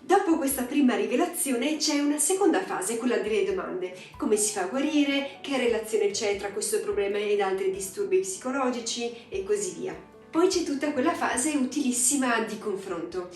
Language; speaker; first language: Italian; native; Italian